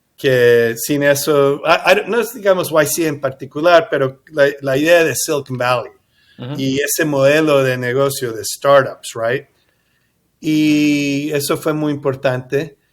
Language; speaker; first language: Spanish; early bilingual, heritage; English